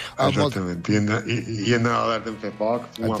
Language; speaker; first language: Catalan; native; Catalan